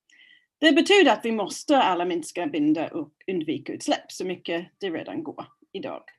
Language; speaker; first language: Swedish; non-native, fluent; English